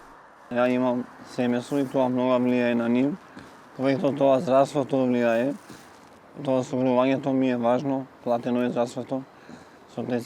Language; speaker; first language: Macedonian; non-native, local second language; Romany